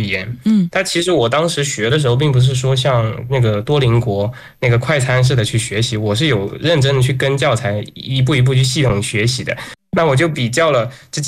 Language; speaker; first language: Chinese; native; Chinese